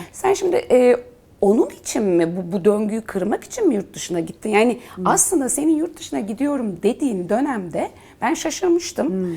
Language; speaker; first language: Turkish; native; Turkish